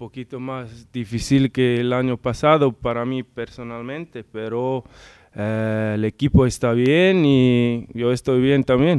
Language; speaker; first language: Spanish; non-native, learner; English